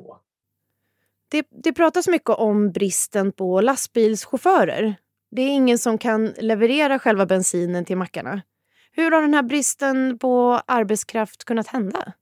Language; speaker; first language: Swedish; native; Swedish